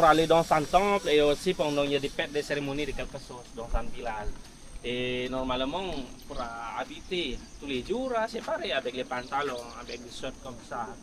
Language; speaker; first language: French; non-native, learner; Balinese